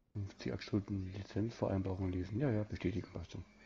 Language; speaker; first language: German; native; German